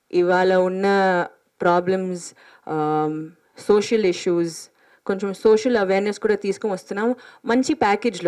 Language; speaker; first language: Telugu; non-native, fluent; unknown